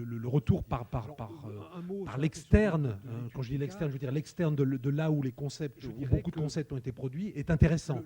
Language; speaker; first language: French; native; French